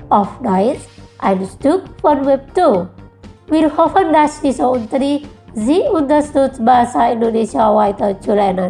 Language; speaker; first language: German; non-native, learner; Indonesian